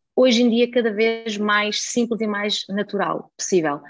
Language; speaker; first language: Portuguese; early bilingual, heritage; German